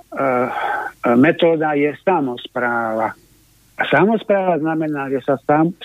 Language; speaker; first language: Slovak; native; Slovak